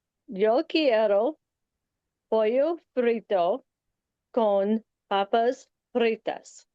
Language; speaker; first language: Spanish; non-native, learner; English